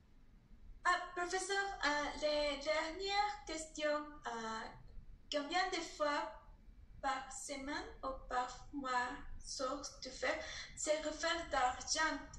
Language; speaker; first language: French; non-native, learner; Spanish